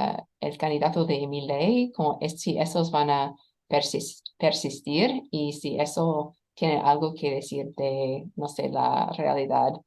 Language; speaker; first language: Spanish; non-native, fluent; English